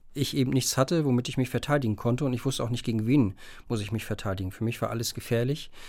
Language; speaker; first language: German; native; German